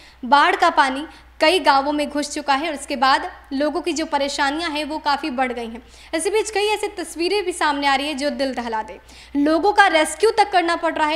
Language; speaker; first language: Hindi; native; Hindi